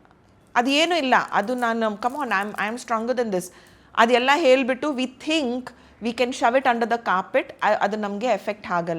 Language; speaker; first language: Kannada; non-native, local second language; Hindi